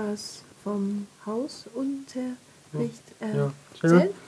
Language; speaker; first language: German; native; German